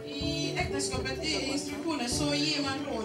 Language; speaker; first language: Swedish; non-native, fluent; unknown